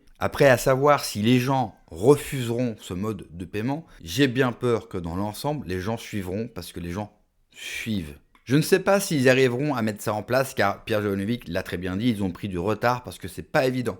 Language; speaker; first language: French; native; French